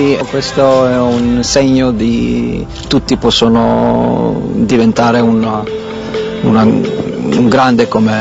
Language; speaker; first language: Italian; non-native, learner; Swedish